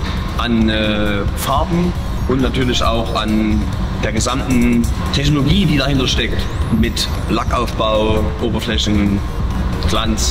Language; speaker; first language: German; native; German